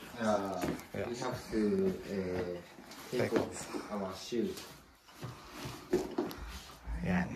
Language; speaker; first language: English; non-native, local second language; Filipino